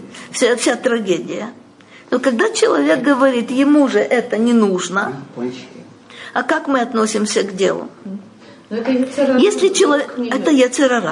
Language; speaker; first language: Russian; native; Russian